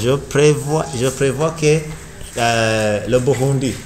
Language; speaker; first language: French; non-native, learner; Rundi